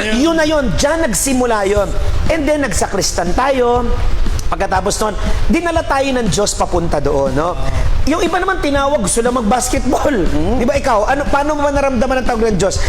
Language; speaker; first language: Filipino; native; Filipino